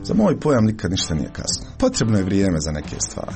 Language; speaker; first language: Croatian; native; Croatian